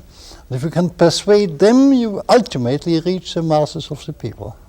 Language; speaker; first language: English; non-native, fluent; German